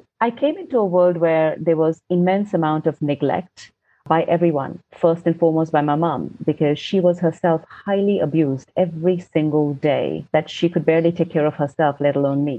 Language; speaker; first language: English; non-native, local second language; Gujarati